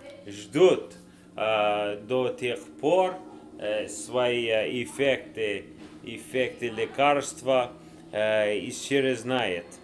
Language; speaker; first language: Russian; non-native, learner; English